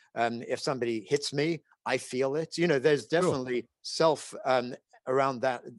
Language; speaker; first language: English; native; English